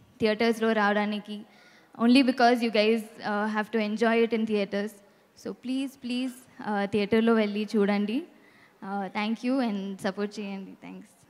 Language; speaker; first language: Telugu; non-native, learner; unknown